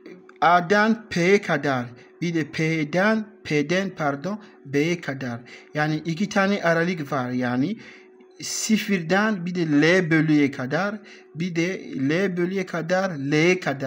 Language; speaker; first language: Turkish; non-native, learner; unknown